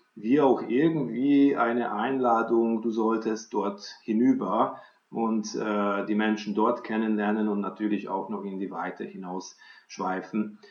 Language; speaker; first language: German; non-native, fluent; Hungarian